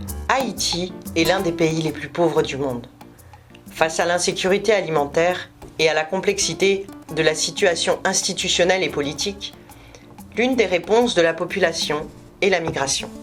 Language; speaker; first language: French; native; French